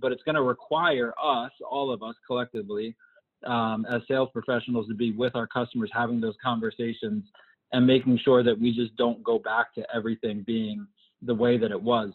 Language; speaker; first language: English; native; English